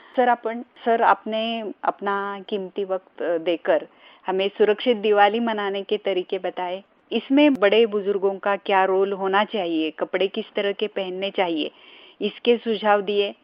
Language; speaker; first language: Hindi; non-native, local second language; Marathi